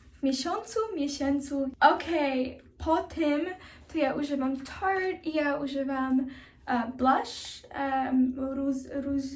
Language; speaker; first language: Polish; early bilingual, heritage; Polish